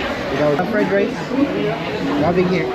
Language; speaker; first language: English; non-native, local second language; Filipino